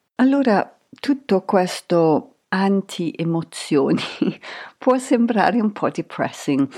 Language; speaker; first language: Italian; non-native, fluent; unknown